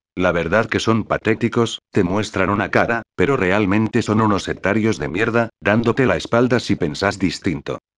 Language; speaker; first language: Spanish; native; Spanish